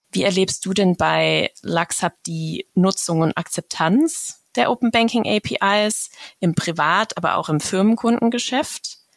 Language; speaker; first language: German; native; German